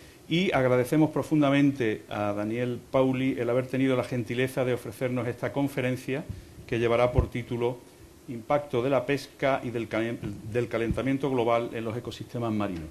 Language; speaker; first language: Spanish; native; Spanish